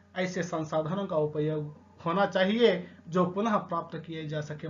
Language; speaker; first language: Hindi; non-native, local second language; Telugu